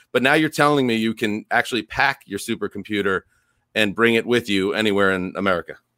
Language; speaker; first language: English; native; English